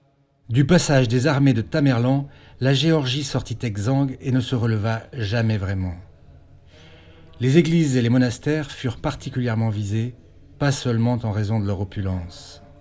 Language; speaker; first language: French; native; French